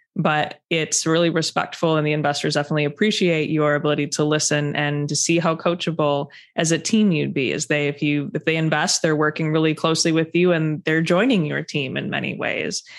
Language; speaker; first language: English; native; English